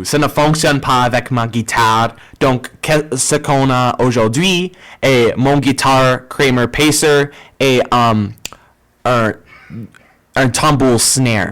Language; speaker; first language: French; non-native, learner; English